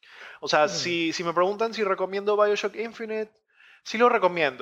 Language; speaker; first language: Spanish; native; Spanish